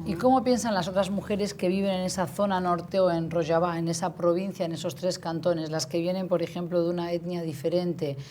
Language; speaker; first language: Spanish; native; Spanish